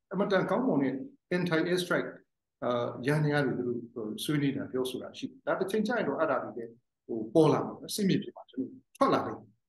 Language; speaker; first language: Burmese; non-native, local second language; Hakha Chin